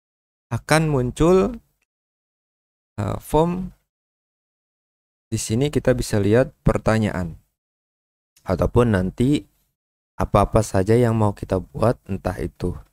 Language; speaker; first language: Indonesian; native; Indonesian